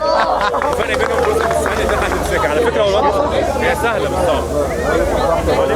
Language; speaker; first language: Arabic; native; Arabic